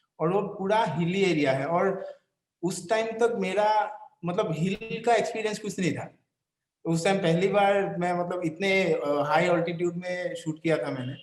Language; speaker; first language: Hindi; non-native, local second language; Assamese